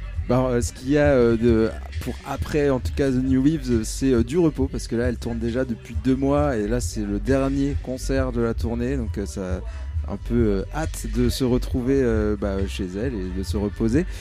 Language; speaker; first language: French; native; French